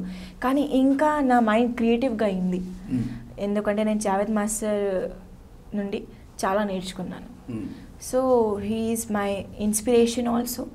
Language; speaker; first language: Telugu; non-native, learner; Hindi